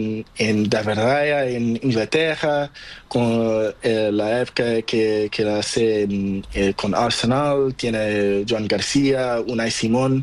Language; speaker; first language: Spanish; non-native, learner; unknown